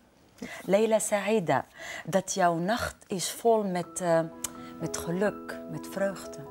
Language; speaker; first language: Dutch; non-native, fluent; Arabic